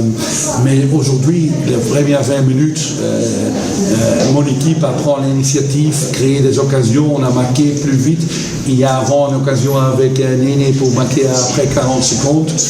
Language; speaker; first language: French; non-native, fluent; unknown